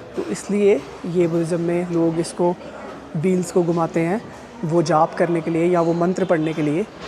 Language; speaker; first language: Hindi; native; Hindi